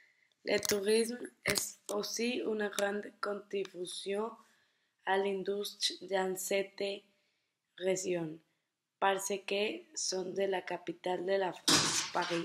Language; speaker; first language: French; non-native, learner; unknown